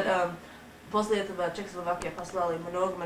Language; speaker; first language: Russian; non-native, learner; English